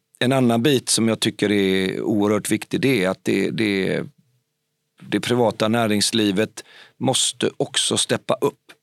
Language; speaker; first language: Swedish; native; Swedish